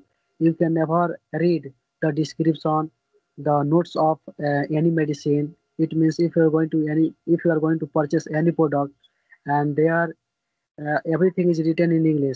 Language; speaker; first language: English; non-native, learner; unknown